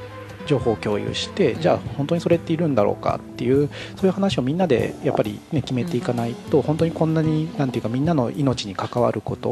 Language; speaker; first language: Japanese; native; Japanese